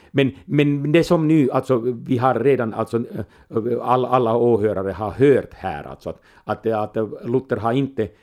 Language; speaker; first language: Swedish; non-native, local second language; Finnish